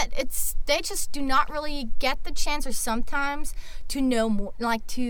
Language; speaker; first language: English; non-native, fluent; German